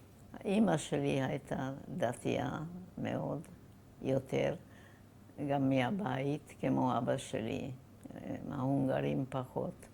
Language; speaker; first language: Hebrew; non-native, fluent; German